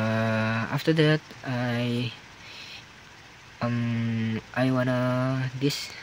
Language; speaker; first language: English; non-native, learner; Indonesian